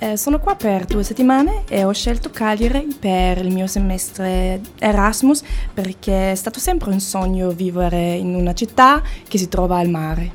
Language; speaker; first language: Italian; non-native, fluent; German